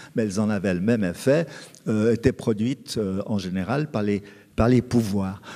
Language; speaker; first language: French; native; French